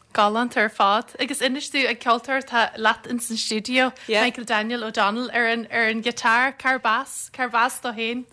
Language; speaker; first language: Irish; native; Irish